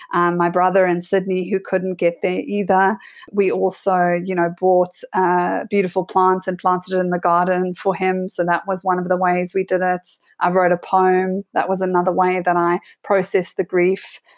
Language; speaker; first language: English; native; English